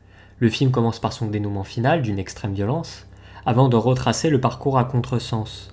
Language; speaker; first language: French; native; French